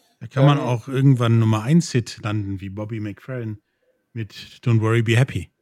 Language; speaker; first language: German; native; German